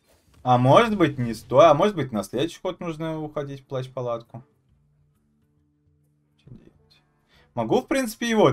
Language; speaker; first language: Russian; native; Russian